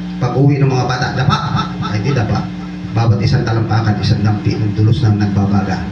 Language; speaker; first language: Filipino; non-native, local second language; Bikol